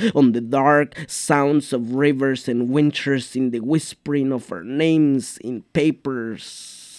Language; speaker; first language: English; non-native, fluent; Mixtepec Mixtec